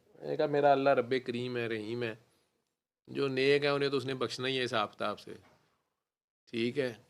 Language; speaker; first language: Urdu; non-native, local second language; Punjabi